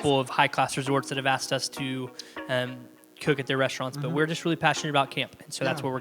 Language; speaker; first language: English; native; English